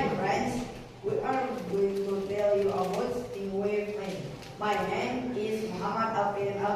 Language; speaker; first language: English; non-native, learner; Indonesian